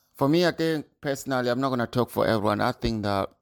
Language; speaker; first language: English; non-native, local second language; North Ndebele